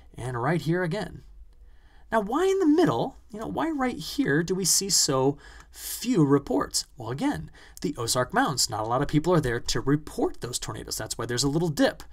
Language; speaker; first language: English; native; English